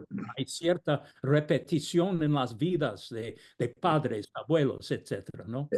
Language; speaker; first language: Spanish; non-native, fluent; English